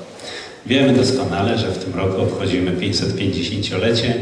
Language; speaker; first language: Polish; native; Polish